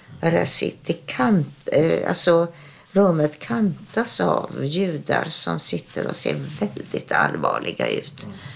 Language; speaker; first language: Swedish; early bilingual, other home language; German